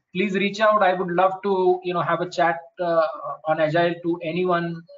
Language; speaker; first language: English; non-native, local second language; Marathi